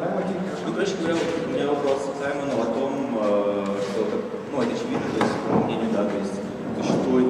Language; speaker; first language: Russian; native; Russian